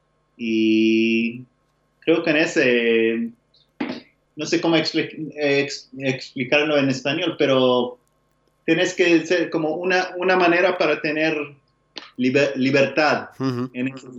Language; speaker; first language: Spanish; non-native, learner; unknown